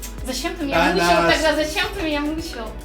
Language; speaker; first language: Russian; native; Russian